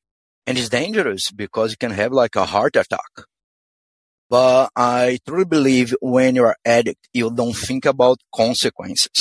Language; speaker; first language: English; non-native, fluent; Portuguese